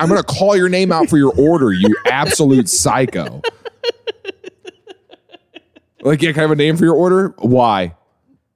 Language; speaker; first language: English; native; English